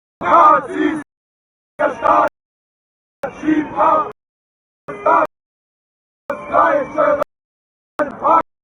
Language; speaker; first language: German; native; German